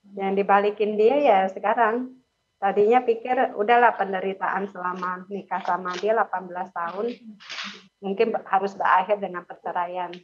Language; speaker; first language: Indonesian; native; Indonesian